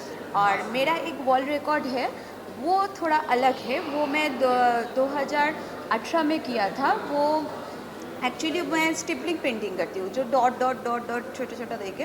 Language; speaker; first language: Hindi; non-native, local second language; Bangla